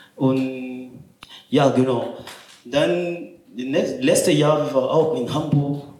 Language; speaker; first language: German; non-native, learner; French